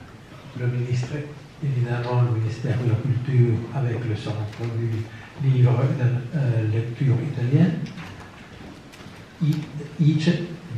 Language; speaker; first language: French; non-native, fluent; Italian